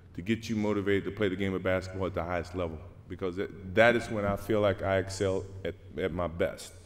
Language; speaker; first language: English; native; English